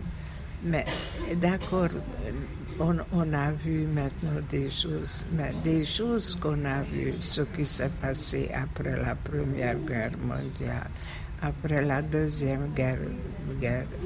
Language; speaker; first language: French; non-native, fluent; Hungarian